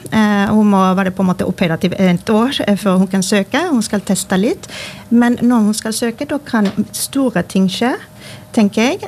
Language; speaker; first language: Norwegian; non-native, fluent; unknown